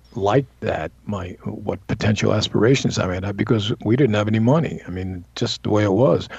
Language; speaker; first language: English; native; English